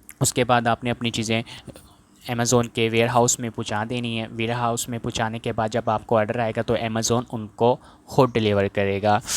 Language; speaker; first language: Urdu; non-native, local second language; Punjabi